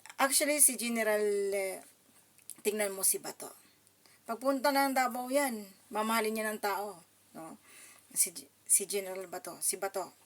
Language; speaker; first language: Filipino; non-native, local second language; Cebuano